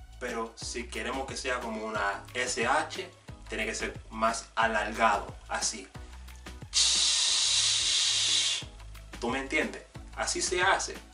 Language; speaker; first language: Spanish; non-native, fluent; English